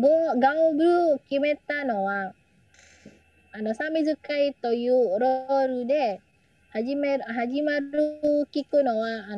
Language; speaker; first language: Japanese; non-native, learner; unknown